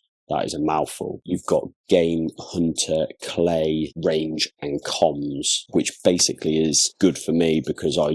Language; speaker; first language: English; native; English